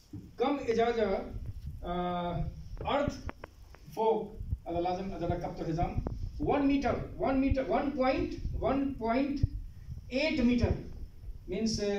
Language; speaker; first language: Arabic; non-native, learner; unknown